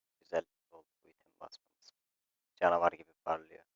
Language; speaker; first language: Turkish; native; Turkish